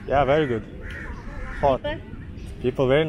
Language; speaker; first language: English; non-native, fluent; Kyrgyz